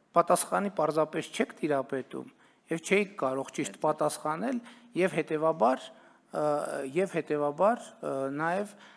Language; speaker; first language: Armenian; native; Armenian